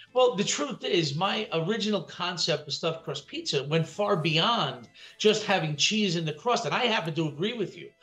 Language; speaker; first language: English; native; English